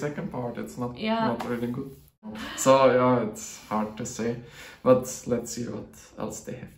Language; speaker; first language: English; non-native, fluent; German